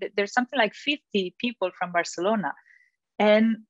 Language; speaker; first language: English; non-native, fluent; Catalan